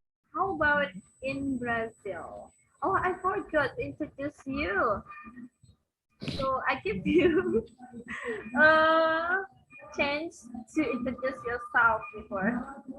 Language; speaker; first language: English; non-native, fluent; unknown